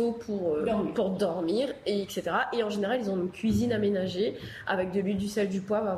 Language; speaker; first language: French; native; French